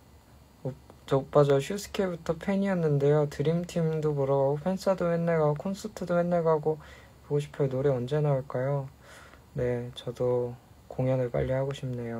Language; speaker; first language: Korean; native; Korean